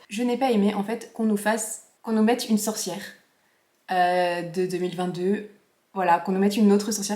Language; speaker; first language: French; native; French